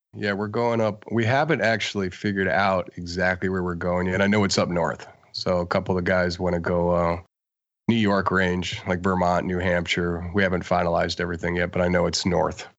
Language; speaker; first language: English; native; English